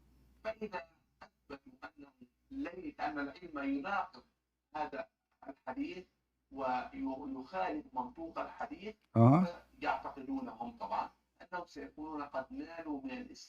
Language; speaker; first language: Arabic; native; Arabic